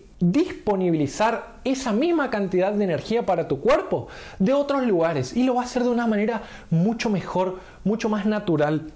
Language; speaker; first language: Spanish; native; Spanish